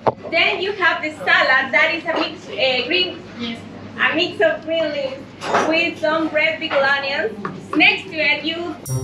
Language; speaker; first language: English; non-native, fluent; Spanish